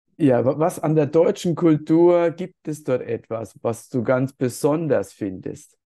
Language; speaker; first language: German; native; German